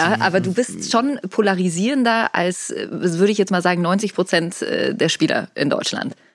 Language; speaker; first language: German; native; German